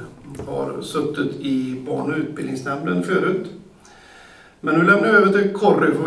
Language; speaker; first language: Swedish; native; Swedish